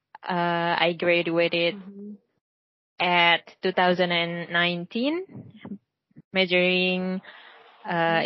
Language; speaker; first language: English; non-native, learner; Indonesian